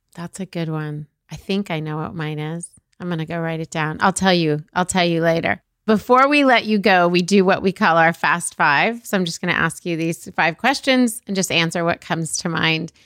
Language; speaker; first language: English; early bilingual, other home language; Arabic